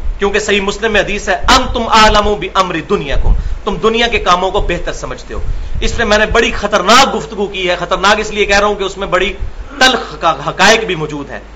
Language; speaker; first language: Urdu; non-native, local second language; Punjabi